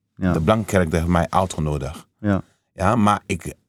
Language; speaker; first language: Dutch; non-native, fluent; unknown